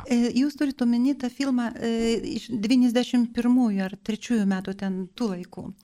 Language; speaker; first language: Lithuanian; non-native, local second language; Polish